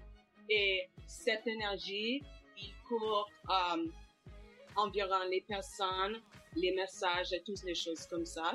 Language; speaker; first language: French; non-native, local second language; English